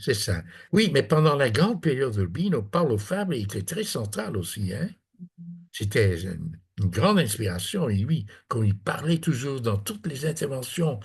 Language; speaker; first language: French; non-native, fluent; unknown